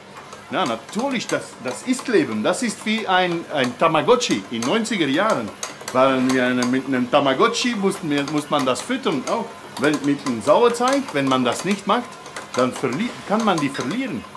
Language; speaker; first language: German; non-native, fluent; Dutch